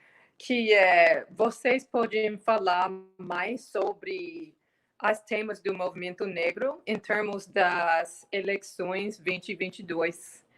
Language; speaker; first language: Portuguese; non-native, fluent; English